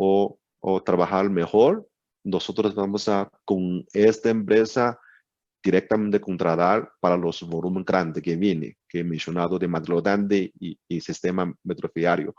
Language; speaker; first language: Spanish; non-native, learner; Chinese